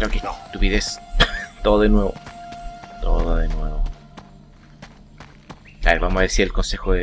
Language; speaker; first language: Spanish; native; Spanish